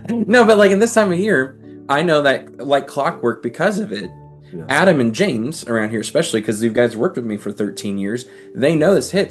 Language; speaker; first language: English; native; English